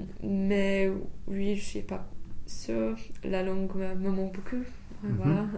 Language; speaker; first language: French; non-native, fluent; English